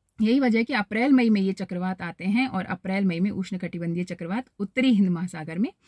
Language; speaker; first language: Hindi; native; Hindi